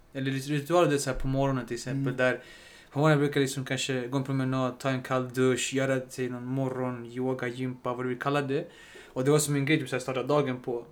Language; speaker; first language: Swedish; early bilingual, other home language; Spanish